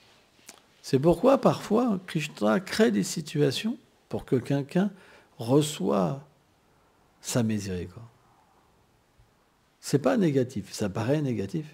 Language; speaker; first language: French; native; French